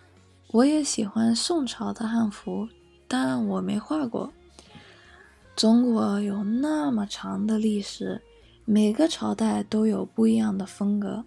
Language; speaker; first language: Chinese; early bilingual, heritage; English